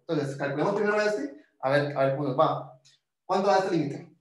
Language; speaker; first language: Spanish; native; Spanish